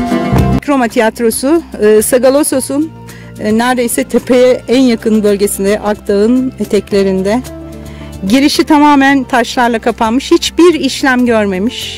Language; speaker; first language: Turkish; native; Turkish